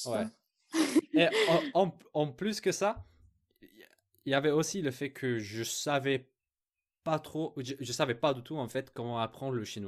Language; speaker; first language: French; non-native, fluent; English